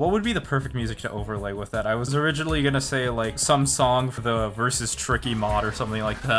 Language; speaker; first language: English; native; English